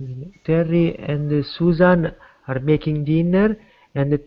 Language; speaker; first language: English; non-native, learner; Italian